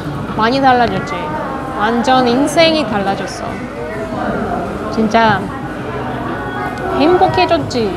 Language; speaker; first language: Korean; non-native, fluent; Russian